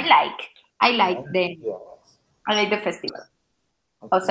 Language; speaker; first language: English; non-native, learner; Spanish